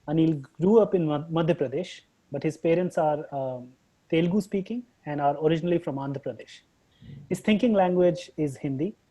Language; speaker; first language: English; non-native, local second language; Hindi